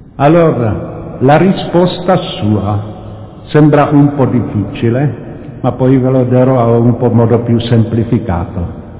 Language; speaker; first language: Italian; non-native, fluent; Czech